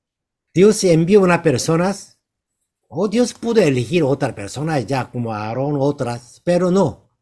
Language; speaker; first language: Spanish; non-native, learner; Korean